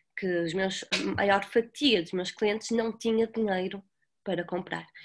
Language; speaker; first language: Portuguese; native; Portuguese